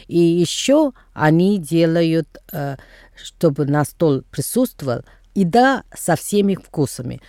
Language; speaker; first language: Russian; non-native, fluent; Tamil